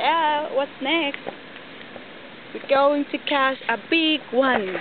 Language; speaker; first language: English; non-native, fluent; Thai